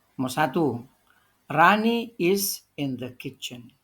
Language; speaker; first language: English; non-native, fluent; Indonesian